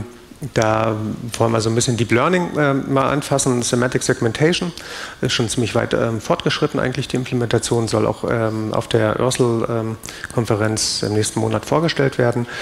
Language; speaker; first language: German; native; German